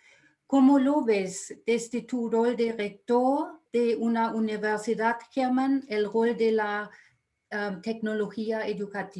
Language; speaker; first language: Spanish; non-native, fluent; German